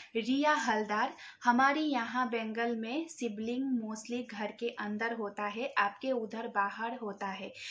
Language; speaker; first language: Hindi; non-native, local second language; Nepali